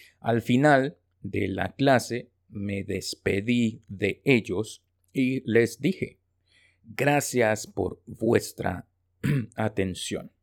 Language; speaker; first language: Spanish; non-native, fluent; Chinese